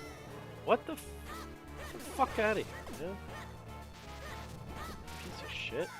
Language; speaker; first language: English; native; English